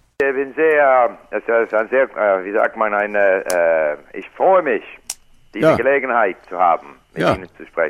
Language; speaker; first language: German; non-native, learner; English